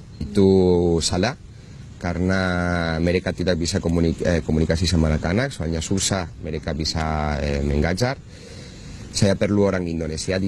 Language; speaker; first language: Indonesian; non-native, fluent; Spanish